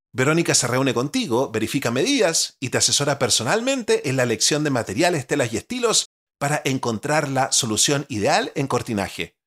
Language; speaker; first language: Spanish; native; Spanish